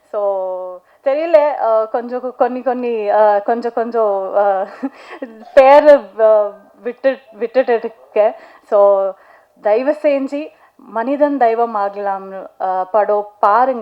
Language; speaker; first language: Tamil; non-native, learner; Kannada